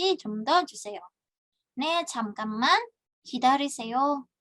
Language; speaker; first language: Korean; non-native, fluent; Indonesian